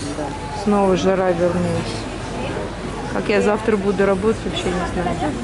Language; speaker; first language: Russian; native; Russian